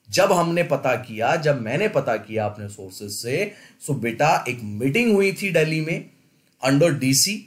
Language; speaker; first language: Hindi; native; Hindi